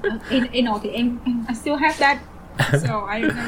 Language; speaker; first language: English; early bilingual, other home language; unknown